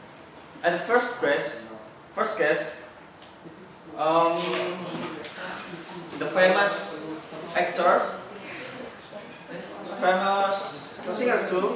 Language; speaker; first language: English; non-native, learner; Indonesian